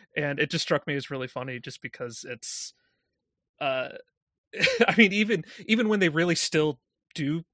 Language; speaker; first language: English; native; English